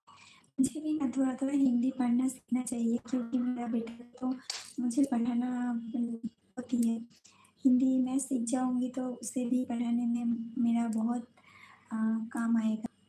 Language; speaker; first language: Hindi; non-native, local second language; Bangla